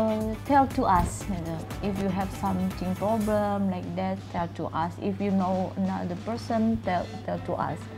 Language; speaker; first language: English; non-native, learner; Indonesian